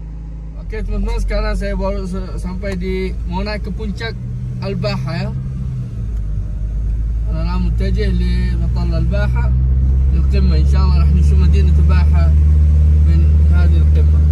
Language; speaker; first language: Indonesian; non-native, fluent; Arabic